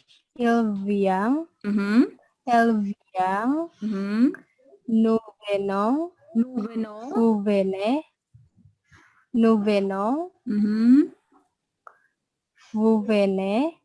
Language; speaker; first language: French; non-native, learner; Indonesian